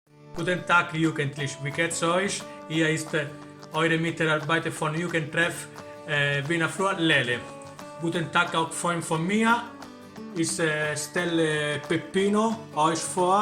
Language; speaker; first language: German; non-native, learner; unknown